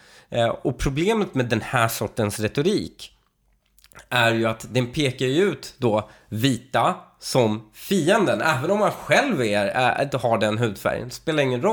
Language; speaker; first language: Swedish; native; Swedish